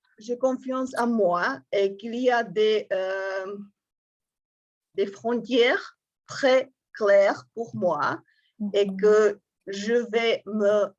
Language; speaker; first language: French; non-native, fluent; Czech